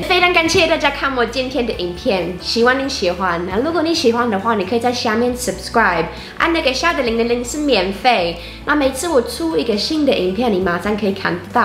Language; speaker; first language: Chinese; non-native, fluent; English